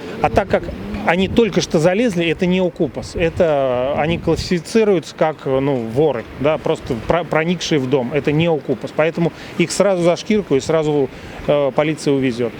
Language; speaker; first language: Russian; native; Russian